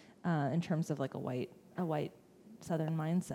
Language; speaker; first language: English; native; English